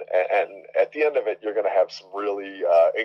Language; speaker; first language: English; native; English